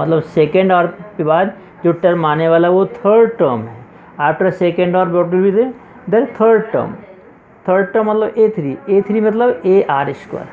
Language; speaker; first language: Hindi; native; Hindi